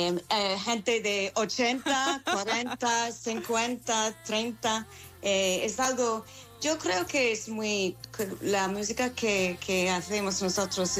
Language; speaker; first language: Spanish; non-native, fluent; English